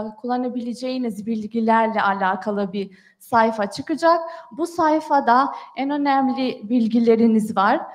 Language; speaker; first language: Turkish; non-native, fluent; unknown